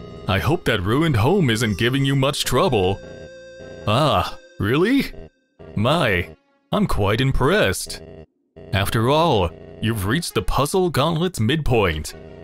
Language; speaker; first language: English; native; English